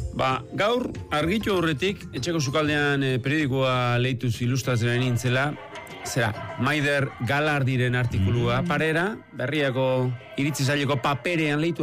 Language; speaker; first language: Basque; native; Basque